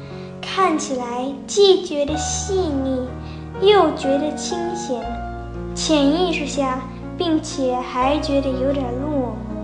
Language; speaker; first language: Chinese; early bilingual, heritage; Chinese